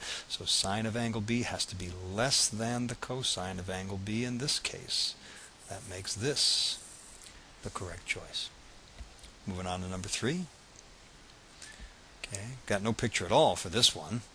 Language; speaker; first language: English; native; English